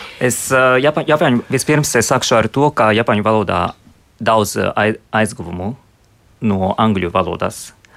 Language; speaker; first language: Latvian; non-native, fluent; Japanese